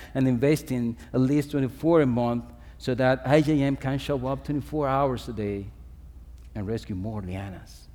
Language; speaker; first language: English; non-native, fluent; Spanish